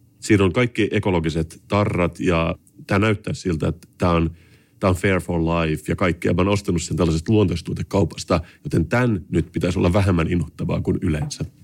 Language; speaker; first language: Finnish; native; Finnish